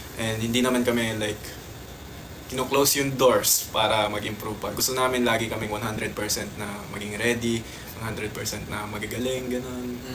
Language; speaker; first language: Filipino; native; Filipino